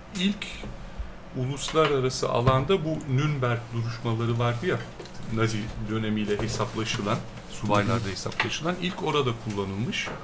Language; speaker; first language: Turkish; early bilingual, heritage; Turkish